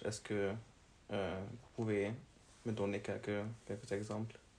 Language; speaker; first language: French; non-native, learner; Hungarian